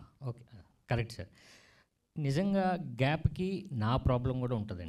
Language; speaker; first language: Telugu; native; Telugu